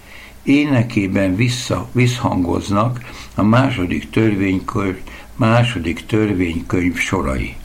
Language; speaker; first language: Hungarian; native; Hungarian